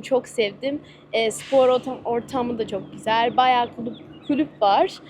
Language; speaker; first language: Turkish; early bilingual, heritage; Turkish